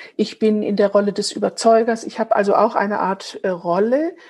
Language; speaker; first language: German; native; German